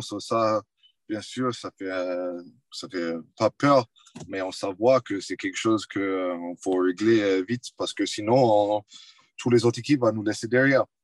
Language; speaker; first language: French; non-native, fluent; English